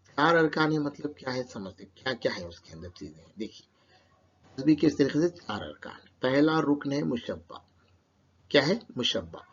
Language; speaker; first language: Urdu; native; Urdu